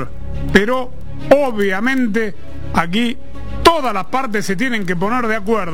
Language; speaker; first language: Spanish; native; Spanish